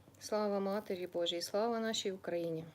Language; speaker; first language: Ukrainian; native; Ukrainian